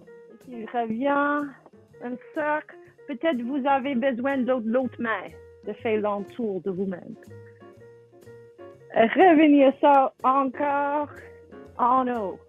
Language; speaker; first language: French; non-native, fluent; English